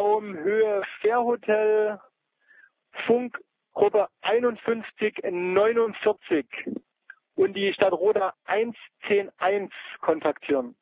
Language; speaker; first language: German; native; German